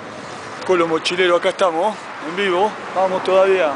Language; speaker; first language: Spanish; native; Spanish